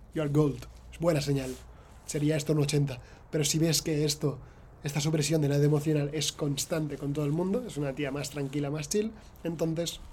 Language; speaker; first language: Spanish; native; Spanish